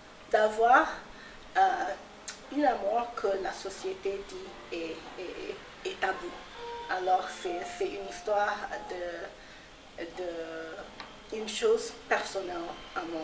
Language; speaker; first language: French; non-native, fluent; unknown